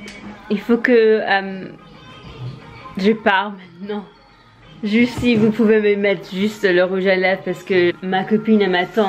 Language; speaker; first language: French; non-native, learner; English